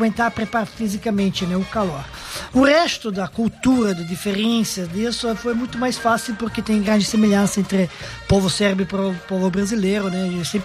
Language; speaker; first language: Portuguese; non-native, fluent; Serbian